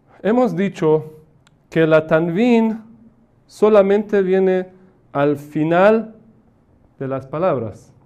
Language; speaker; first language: Spanish; non-native, fluent; Persian